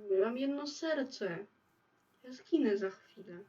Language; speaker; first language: Polish; native; Polish